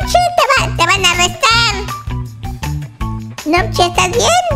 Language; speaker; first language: Spanish; native; Spanish